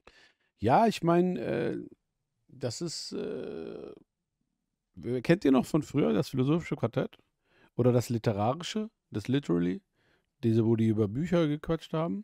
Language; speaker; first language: German; native; German